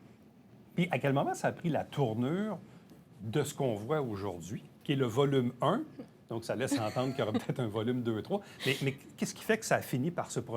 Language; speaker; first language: French; native; French